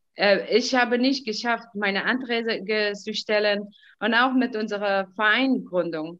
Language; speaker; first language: German; non-native, fluent; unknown